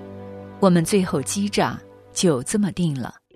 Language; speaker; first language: Chinese; native; Chinese